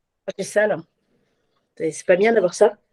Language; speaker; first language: French; native; French